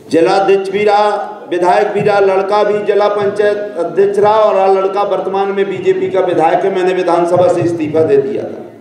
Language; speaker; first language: Hindi; native; Hindi